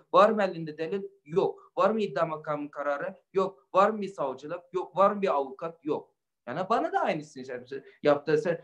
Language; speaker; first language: Turkish; non-native, fluent; Uyghur